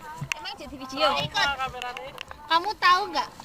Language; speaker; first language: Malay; non-native, local second language; Javanese